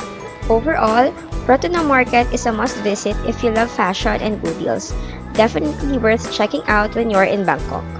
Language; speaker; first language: English; non-native, local second language; Filipino